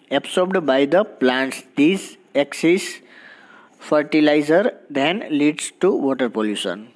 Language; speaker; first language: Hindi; non-native, local second language; Gujarati